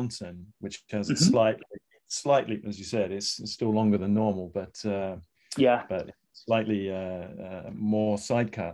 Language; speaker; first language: English; native; English